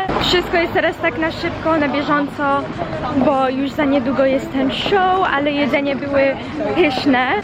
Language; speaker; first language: Polish; early bilingual, heritage; Polish